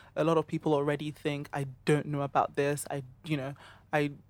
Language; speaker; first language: English; non-native, local second language; Yoruba